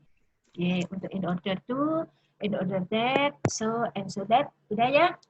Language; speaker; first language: English; non-native, learner; Indonesian